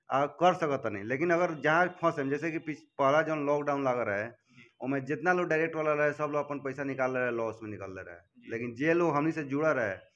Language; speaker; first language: Hindi; native; Hindi